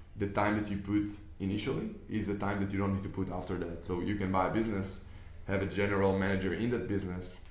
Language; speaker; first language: English; non-native, fluent; Hebrew